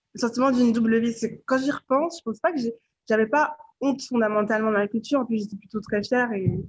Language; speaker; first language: French; native; French